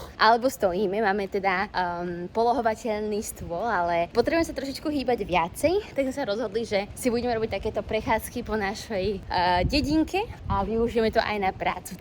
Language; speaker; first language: Slovak; native; Slovak